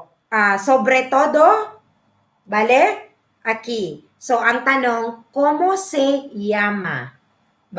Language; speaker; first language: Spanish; non-native, learner; Filipino